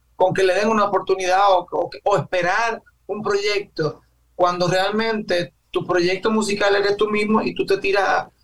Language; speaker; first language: Spanish; native; Spanish